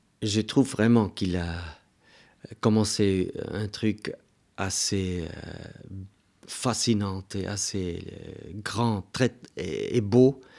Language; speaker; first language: French; non-native, local second language; German